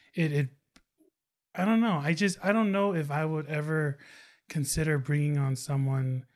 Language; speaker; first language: English; non-native, fluent; Tongan